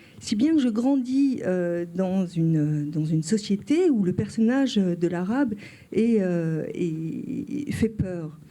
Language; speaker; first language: French; early bilingual, other home language; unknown